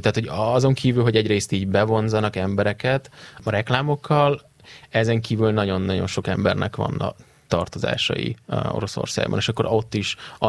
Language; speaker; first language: Hungarian; native; Hungarian